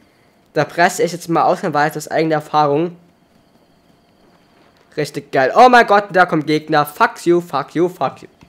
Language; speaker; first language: German; native; German